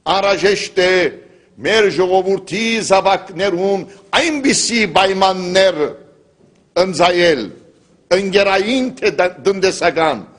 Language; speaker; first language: Armenian; early bilingual, heritage; Armenian